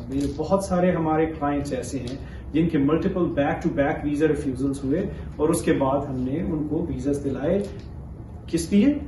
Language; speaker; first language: Urdu; native; Urdu